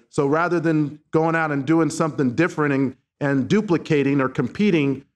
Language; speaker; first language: English; native; English